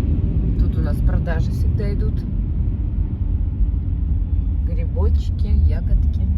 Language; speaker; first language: Russian; native; Russian